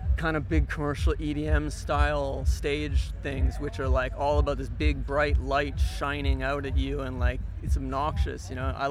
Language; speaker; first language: English; native; English